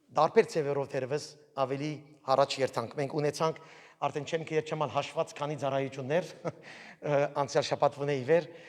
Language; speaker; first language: Armenian; early bilingual, heritage; Armenian